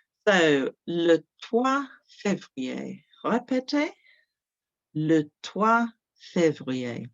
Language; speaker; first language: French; non-native, fluent; English